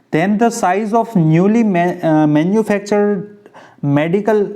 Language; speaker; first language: English; non-native, local second language; Gujarati